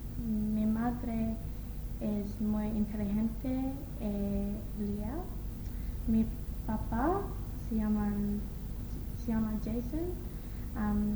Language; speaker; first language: Spanish; non-native, learner; English